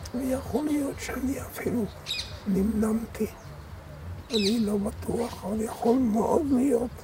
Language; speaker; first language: Hebrew; non-native, fluent; Polish